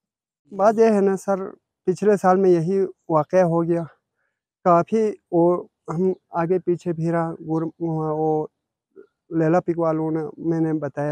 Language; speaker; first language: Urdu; non-native, local second language; Balti